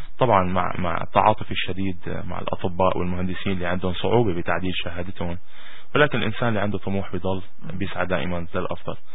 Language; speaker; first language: Arabic; native; Arabic